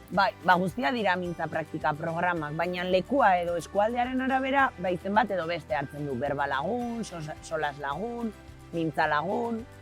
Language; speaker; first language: Basque; native; Basque